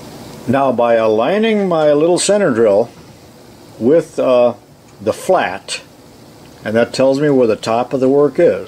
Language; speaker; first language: English; native; English